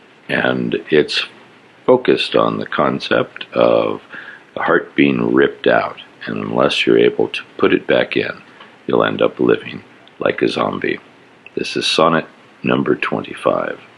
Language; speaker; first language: English; native; English